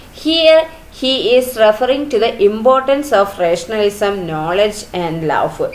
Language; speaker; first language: English; non-native, local second language; Malayalam